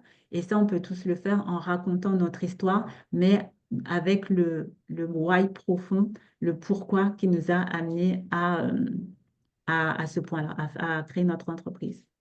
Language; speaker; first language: French; native; French